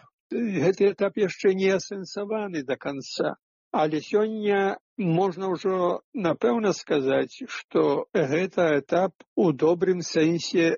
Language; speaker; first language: Belarusian; native; Belarusian